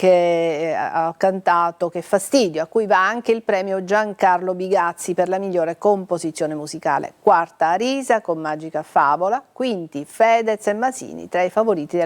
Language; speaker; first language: Italian; native; Italian